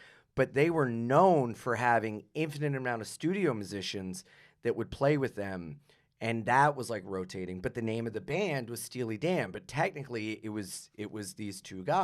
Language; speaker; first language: English; native; English